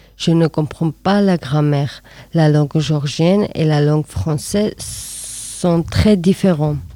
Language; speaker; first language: French; non-native, learner; Georgian